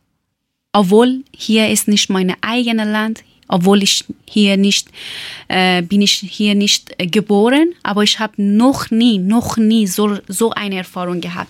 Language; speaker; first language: German; non-native, learner; Persian